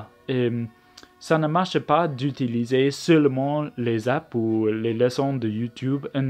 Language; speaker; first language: French; non-native, learner; English